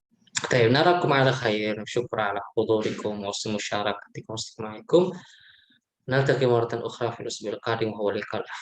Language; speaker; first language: Arabic; non-native, fluent; Indonesian